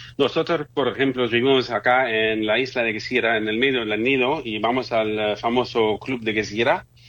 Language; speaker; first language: Spanish; non-native, fluent; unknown